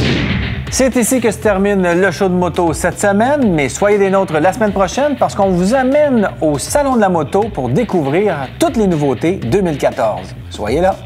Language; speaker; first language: French; native; French